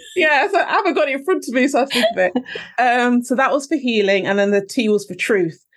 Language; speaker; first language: English; native; English